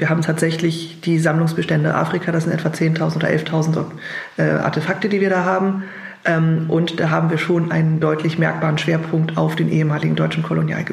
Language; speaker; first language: German; native; German